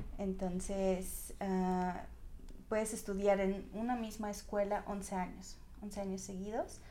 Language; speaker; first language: Spanish; non-native, fluent; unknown